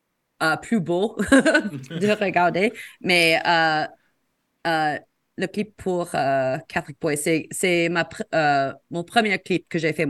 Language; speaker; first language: French; non-native, fluent; English